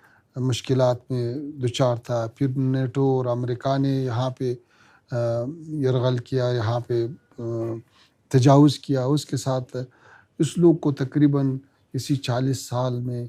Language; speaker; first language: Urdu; non-native, learner; Pashto